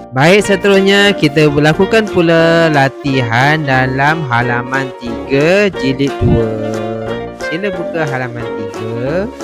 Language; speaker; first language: Malay; native; Malay